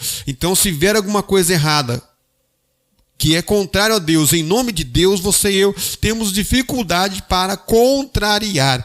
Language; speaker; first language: Portuguese; native; Portuguese